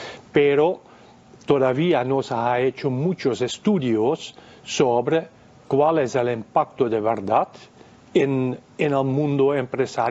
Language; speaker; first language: Spanish; non-native, fluent; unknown